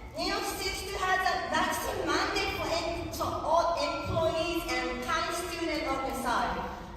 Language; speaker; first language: English; non-native, fluent; Japanese